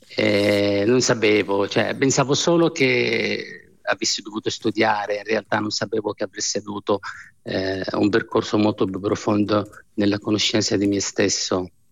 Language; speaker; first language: Italian; non-native, fluent; Arabic